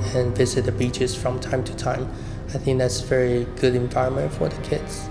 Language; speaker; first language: English; non-native, fluent; Chinese